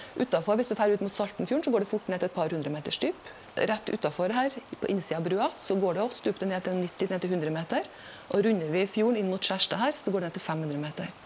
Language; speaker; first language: Norwegian; native; Norwegian